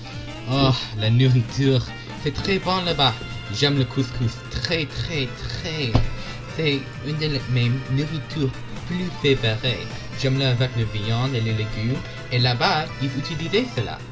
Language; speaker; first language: French; non-native, learner; English